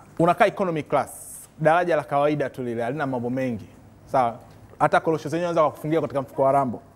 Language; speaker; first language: Swahili; native; Swahili